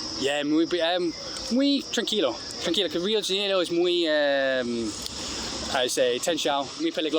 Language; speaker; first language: Spanish; non-native, learner; English